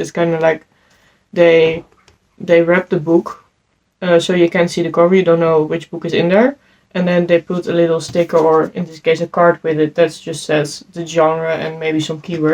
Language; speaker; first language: English; non-native, fluent; Dutch